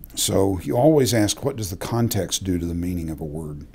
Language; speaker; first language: English; native; English